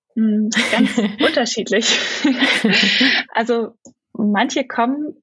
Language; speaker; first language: German; native; German